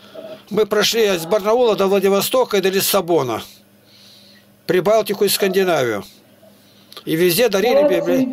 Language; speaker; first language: Russian; native; Russian